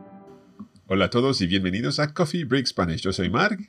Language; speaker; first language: Spanish; non-native, fluent; English